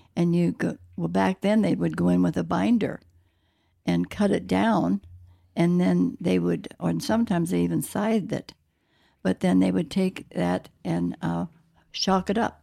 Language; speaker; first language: English; native; English